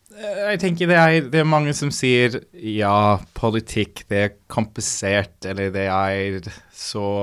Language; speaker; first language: Norwegian; non-native, fluent; English